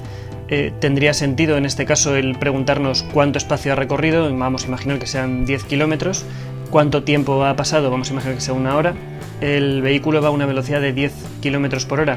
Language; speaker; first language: Spanish; native; Spanish